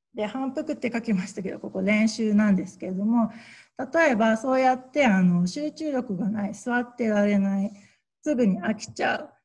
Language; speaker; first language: Japanese; native; Japanese